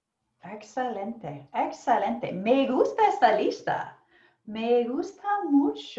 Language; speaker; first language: Spanish; non-native, fluent; English